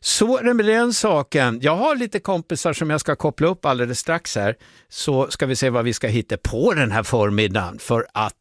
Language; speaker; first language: Swedish; native; Swedish